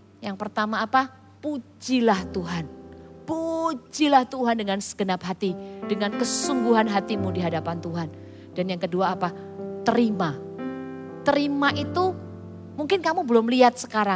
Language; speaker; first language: Indonesian; native; Indonesian